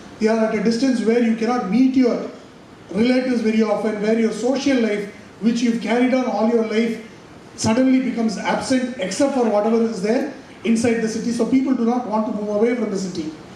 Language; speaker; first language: English; non-native, local second language; Tamil